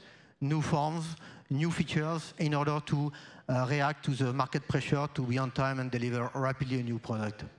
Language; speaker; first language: English; non-native, fluent; French